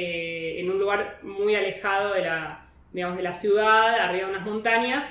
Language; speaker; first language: Spanish; native; Spanish